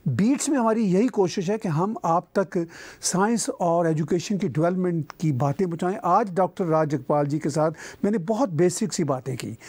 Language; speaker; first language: Urdu; non-native, local second language; Punjabi